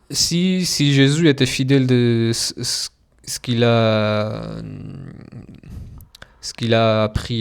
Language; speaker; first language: French; non-native, fluent; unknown